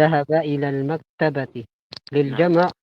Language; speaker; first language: Arabic; non-native, learner; Filipino